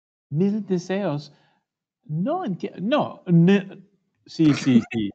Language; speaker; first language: Spanish; non-native, learner; English